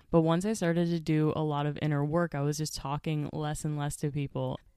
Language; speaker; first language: English; native; English